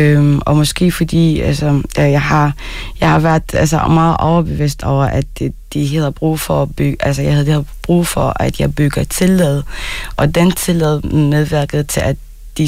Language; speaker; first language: Danish; non-native, fluent; Arabic